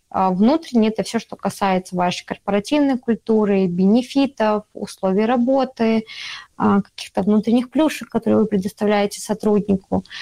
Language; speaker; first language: Russian; native; Russian